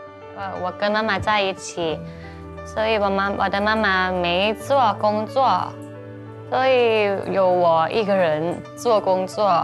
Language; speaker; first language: Chinese; non-native, learner; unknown